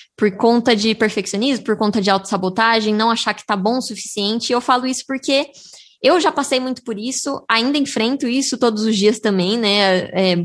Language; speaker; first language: Portuguese; native; Portuguese